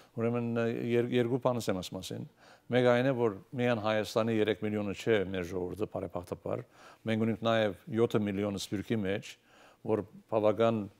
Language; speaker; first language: Armenian; early bilingual, heritage; Armenian